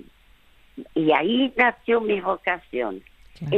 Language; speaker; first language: Spanish; early bilingual, other home language; French